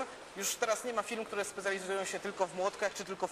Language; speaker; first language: Polish; native; Polish